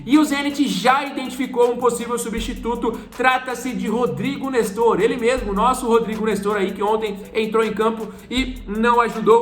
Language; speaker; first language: Portuguese; native; Portuguese